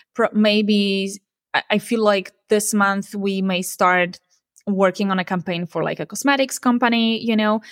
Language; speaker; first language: English; non-native, fluent; Polish